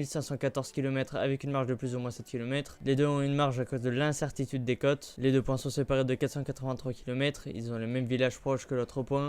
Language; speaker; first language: French; native; French